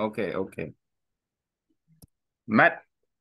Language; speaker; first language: Vietnamese; non-native, learner; Korean